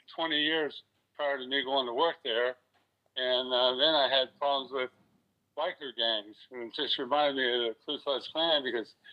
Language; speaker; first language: English; native; English